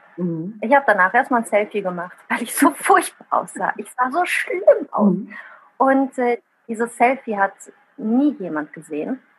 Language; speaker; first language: German; early bilingual, other home language; Italian